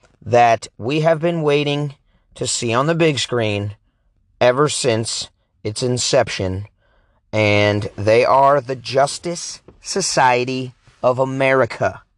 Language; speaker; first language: English; native; English